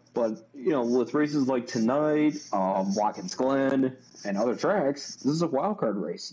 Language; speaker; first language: English; native; English